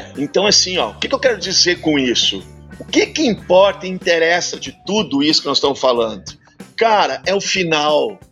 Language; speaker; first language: Portuguese; native; Portuguese